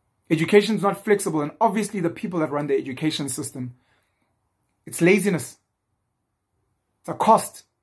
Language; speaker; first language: English; non-native, local second language; Zulu